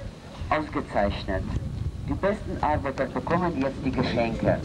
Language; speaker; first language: German; non-native, learner; Russian